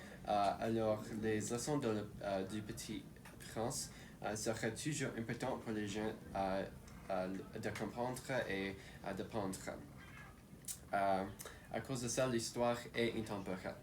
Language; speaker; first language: French; non-native, local second language; English